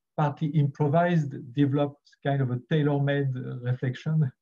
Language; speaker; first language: English; non-native, fluent; French